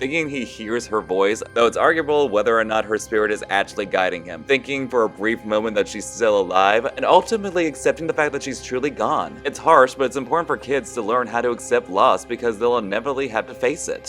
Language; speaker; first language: English; native; English